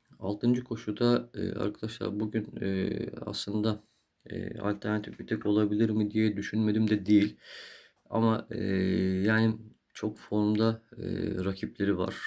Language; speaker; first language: Turkish; native; Turkish